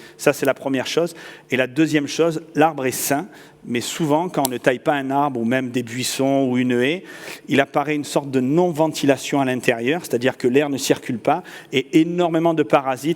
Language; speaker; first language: French; native; French